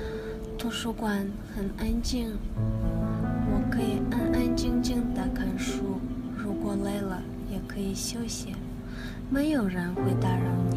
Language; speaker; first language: Chinese; non-native, learner; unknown